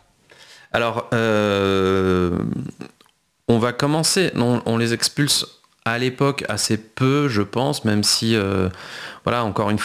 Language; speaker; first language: French; native; French